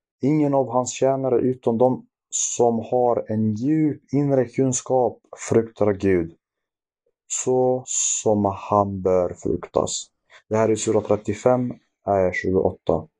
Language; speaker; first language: Swedish; early bilingual, other home language; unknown